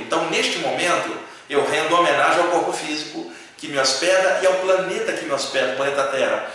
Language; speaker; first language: Portuguese; native; Portuguese